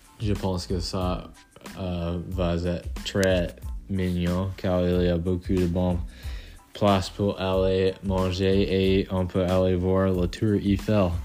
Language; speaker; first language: French; non-native, local second language; English